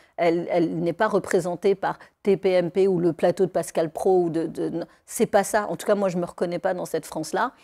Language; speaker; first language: French; native; French